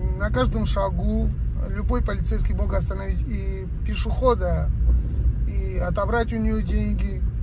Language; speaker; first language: Russian; non-native, local second language; Georgian